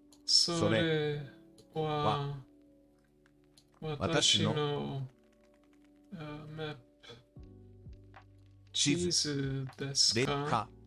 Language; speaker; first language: Japanese; non-native, learner; English